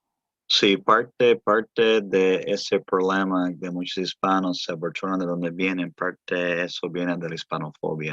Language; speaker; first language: Spanish; early bilingual, heritage; Spanish